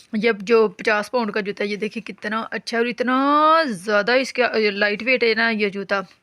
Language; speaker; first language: Urdu; non-native, local second language; Punjabi